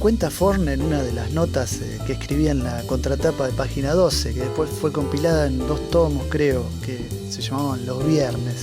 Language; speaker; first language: Spanish; native; Spanish